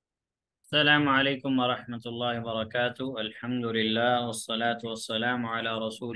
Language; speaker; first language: Arabic; non-native, fluent; Urdu